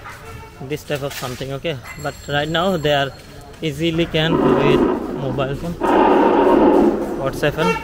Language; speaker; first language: English; non-native, learner; Bangla